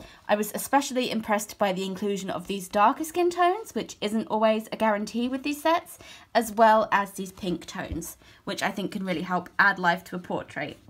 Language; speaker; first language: English; native; English